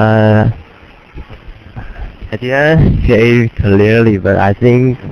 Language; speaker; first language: English; non-native, learner; Chinese